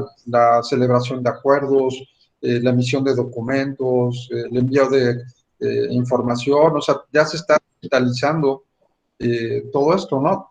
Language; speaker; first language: Spanish; native; Spanish